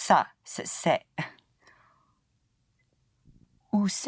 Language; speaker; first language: French; non-native, learner; English